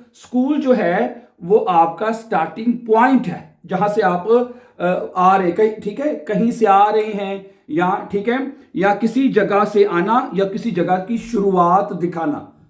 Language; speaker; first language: Urdu; non-native, local second language; Punjabi